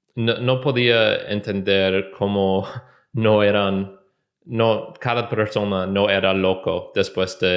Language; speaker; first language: Spanish; non-native, learner; English